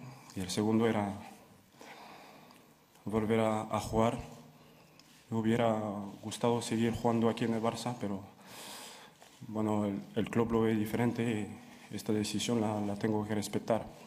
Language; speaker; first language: Spanish; non-native, fluent; French